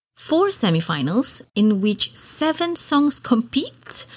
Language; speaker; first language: English; non-native, local second language; Malay